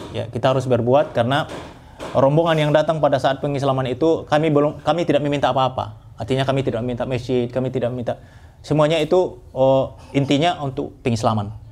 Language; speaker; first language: Indonesian; non-native, local second language; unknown